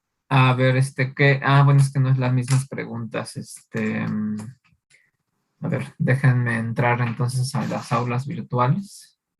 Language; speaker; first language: Spanish; native; Spanish